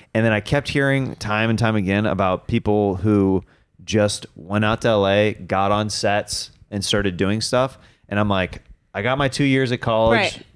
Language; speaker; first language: English; native; English